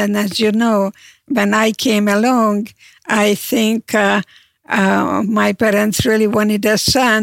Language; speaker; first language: English; non-native, fluent; Hungarian